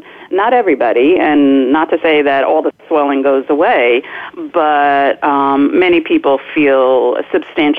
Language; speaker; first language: English; native; English